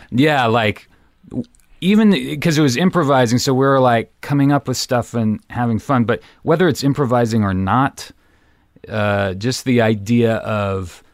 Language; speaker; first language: English; native; English